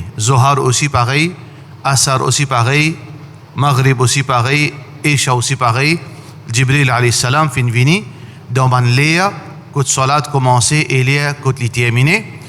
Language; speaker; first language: French; non-native, learner; Morisyen